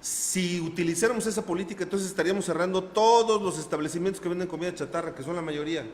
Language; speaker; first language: Spanish; native; Spanish